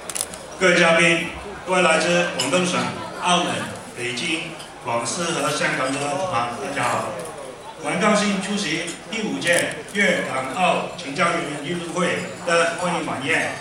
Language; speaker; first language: Chinese; non-native, local second language; Cantonese